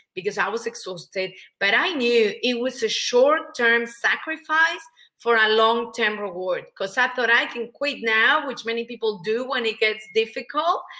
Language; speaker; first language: English; non-native, fluent; Spanish